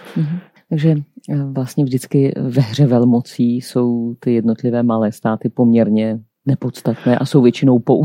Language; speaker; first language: Czech; native; Czech